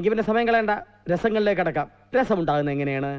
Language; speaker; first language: Malayalam; native; Malayalam